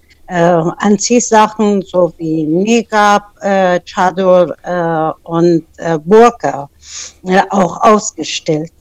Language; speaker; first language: German; non-native, fluent; Persian